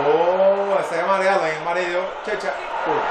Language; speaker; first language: Portuguese; native; Portuguese